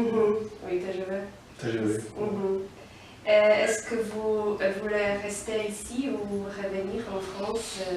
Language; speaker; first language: French; non-native, learner; Polish